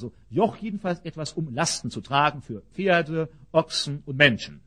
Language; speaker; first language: German; native; German